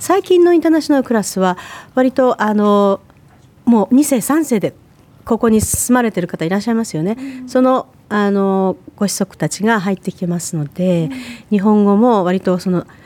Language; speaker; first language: Japanese; native; Japanese